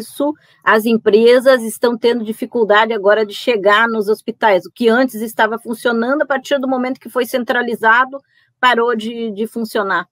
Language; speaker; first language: Portuguese; native; Portuguese